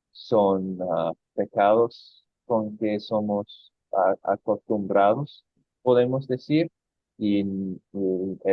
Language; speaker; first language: Spanish; non-native, fluent; English